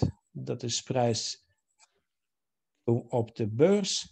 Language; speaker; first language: Dutch; non-native, fluent; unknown